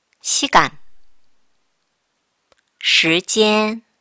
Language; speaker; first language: Chinese; non-native, fluent; Korean